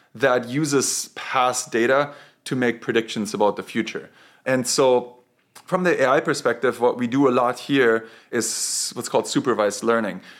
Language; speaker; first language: English; non-native, fluent; German